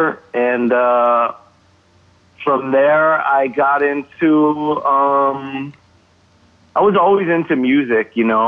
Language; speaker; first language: English; native; English